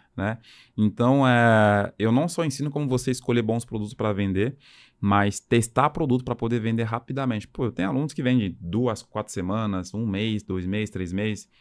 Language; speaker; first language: Portuguese; non-native, fluent; French